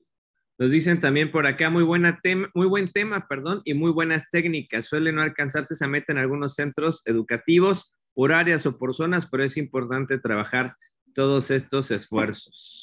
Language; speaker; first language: Spanish; native; Spanish